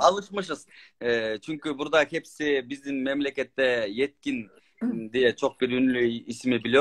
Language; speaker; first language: Turkish; non-native, learner; Kyrgyz